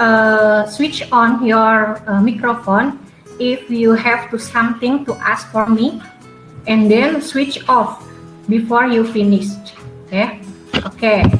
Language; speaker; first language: English; non-native, learner; Indonesian